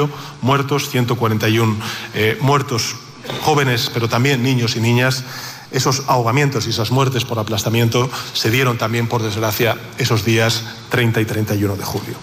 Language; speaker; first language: Spanish; native; Spanish